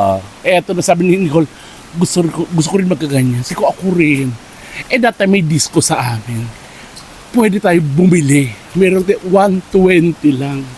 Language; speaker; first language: Filipino; native; Filipino